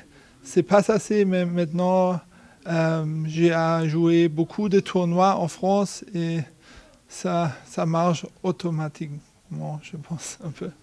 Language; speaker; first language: French; non-native, learner; German